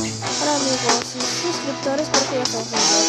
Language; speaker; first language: Spanish; native; Spanish